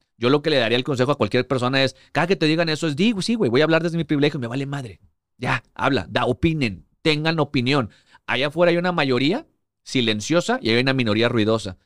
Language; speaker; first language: Spanish; native; Spanish